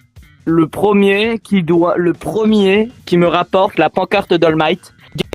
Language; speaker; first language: French; native; French